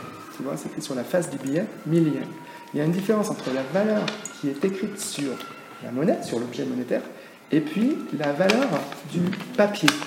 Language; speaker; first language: French; native; French